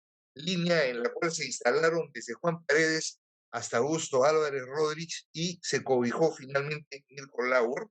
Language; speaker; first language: Spanish; native; Spanish